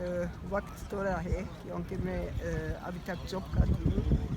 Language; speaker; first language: Hindi; non-native, learner; German